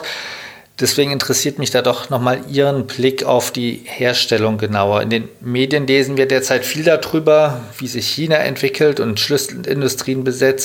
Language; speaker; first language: German; native; German